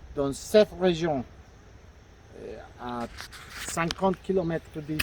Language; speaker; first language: French; non-native, fluent; Spanish